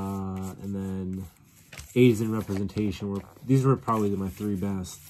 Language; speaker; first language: English; native; English